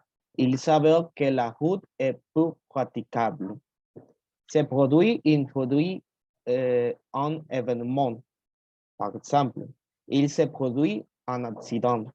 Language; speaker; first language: French; non-native, learner; Spanish